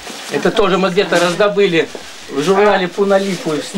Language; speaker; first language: Russian; native; Russian